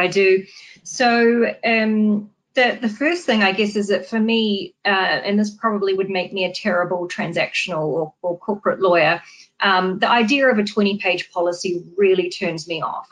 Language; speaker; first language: English; native; English